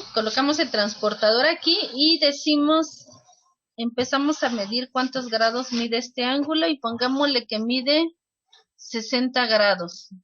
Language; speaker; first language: Spanish; native; Spanish